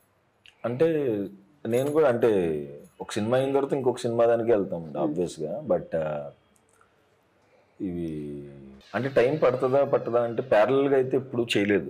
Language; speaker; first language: Telugu; native; Telugu